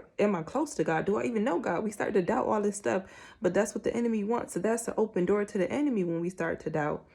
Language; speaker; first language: English; native; English